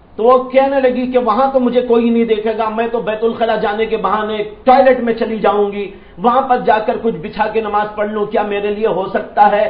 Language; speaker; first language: Urdu; native; Urdu